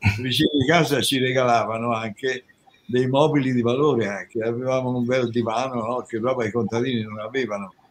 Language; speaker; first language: Italian; native; Italian